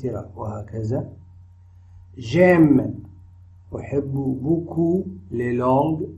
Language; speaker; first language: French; non-native, fluent; Arabic